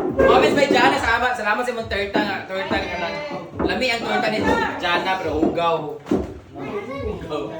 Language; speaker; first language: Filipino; non-native, local second language; Cebuano